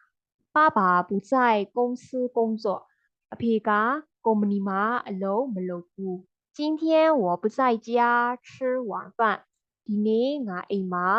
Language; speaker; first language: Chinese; non-native, fluent; Burmese